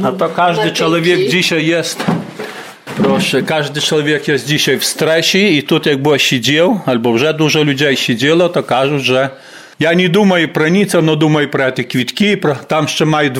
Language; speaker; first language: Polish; non-native, local second language; Ukrainian